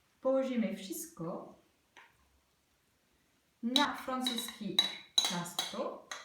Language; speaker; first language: Polish; non-native, learner; French